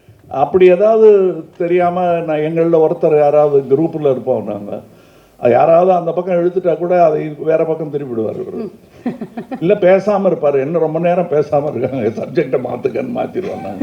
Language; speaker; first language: Tamil; native; Tamil